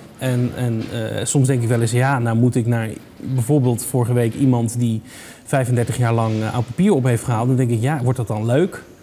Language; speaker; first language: Dutch; native; Dutch